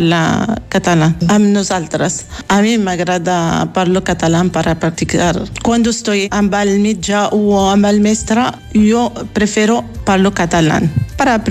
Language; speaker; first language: Catalan; non-native, learner; Arabic